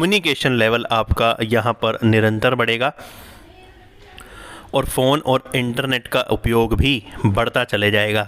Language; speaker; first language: Hindi; native; Hindi